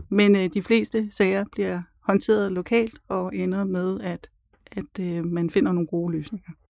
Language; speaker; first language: Danish; native; Danish